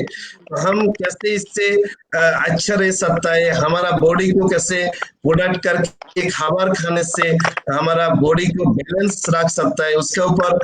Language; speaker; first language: Hindi; non-native, learner; Bangla